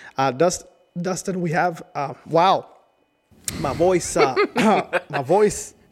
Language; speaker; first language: English; non-native, fluent; Spanish